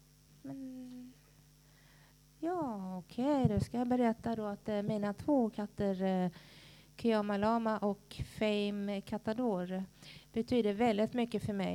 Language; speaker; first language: Swedish; native; Swedish